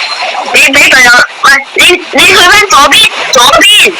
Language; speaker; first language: Chinese; early bilingual, heritage; Cantonese